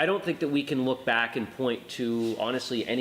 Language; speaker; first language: English; native; English